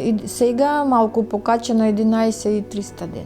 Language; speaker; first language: Macedonian; non-native, learner; Russian